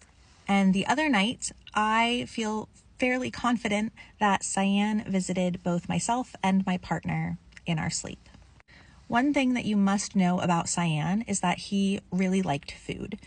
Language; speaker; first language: English; native; English